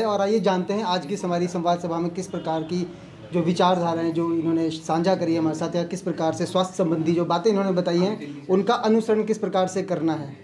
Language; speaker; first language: Hindi; native; Hindi